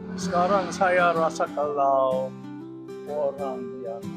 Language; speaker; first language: Indonesian; non-native, learner; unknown